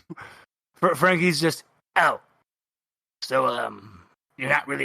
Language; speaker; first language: English; native; English